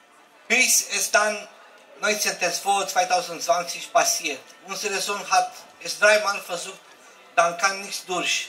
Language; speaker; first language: German; non-native, learner; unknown